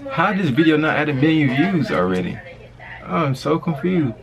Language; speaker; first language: English; native; English